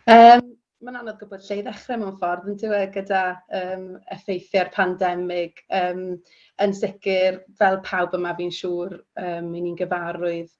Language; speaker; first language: Welsh; native; Welsh